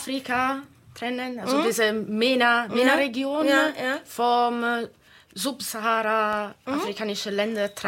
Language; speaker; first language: German; non-native, fluent; Italian